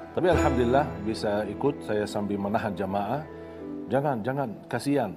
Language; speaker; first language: Indonesian; non-native, fluent; Arabic